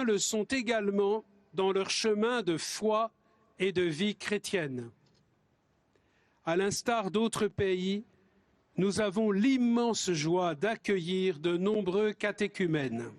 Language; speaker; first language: French; native; French